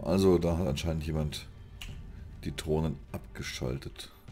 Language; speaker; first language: German; native; German